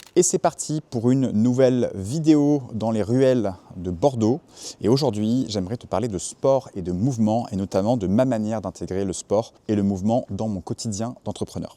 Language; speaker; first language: French; native; French